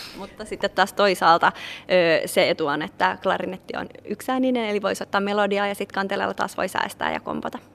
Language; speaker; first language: Finnish; native; Finnish